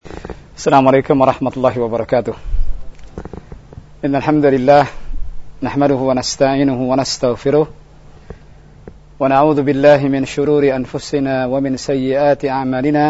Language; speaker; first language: Arabic; non-native, fluent; Indonesian